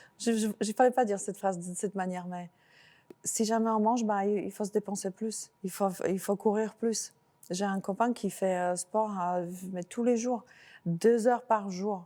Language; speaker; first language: French; non-native, fluent; Slovak